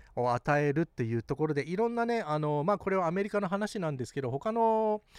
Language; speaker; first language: Japanese; early bilingual, heritage; Japanese